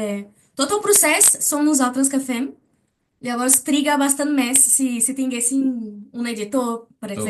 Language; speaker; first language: Catalan; non-native, learner; Portuguese